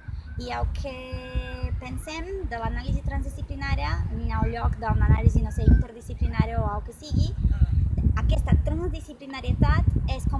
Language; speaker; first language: Catalan; non-native, fluent; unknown